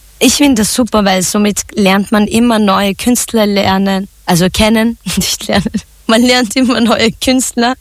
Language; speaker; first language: German; early bilingual, other home language; Zaza